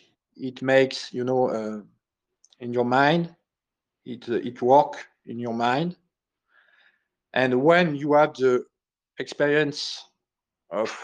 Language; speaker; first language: English; non-native, learner; French